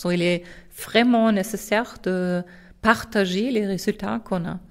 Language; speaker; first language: French; non-native, fluent; German